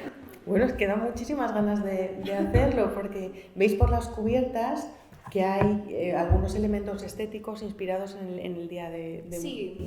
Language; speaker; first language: Spanish; native; Spanish